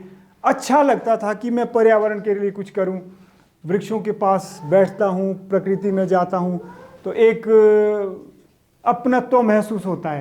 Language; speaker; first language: Hindi; native; Hindi